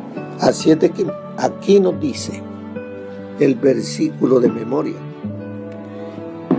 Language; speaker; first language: Spanish; native; Spanish